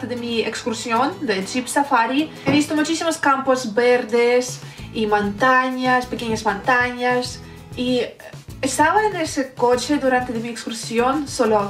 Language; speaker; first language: Spanish; non-native, fluent; Russian